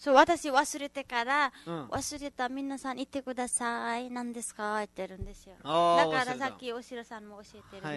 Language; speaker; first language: Japanese; non-native, learner; Nepali